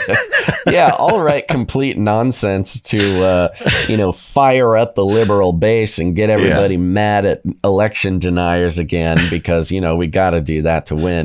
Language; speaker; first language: English; native; English